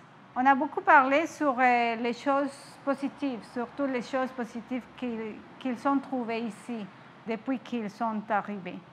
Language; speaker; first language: French; non-native, fluent; Spanish